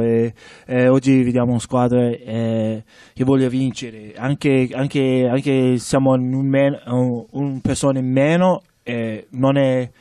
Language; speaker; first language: Italian; non-native, learner; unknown